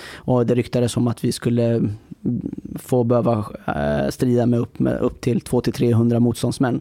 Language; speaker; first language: Swedish; early bilingual, other home language; Persian